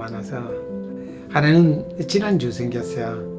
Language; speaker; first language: Korean; non-native, fluent; Italian